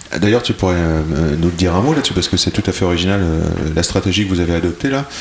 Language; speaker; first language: French; native; French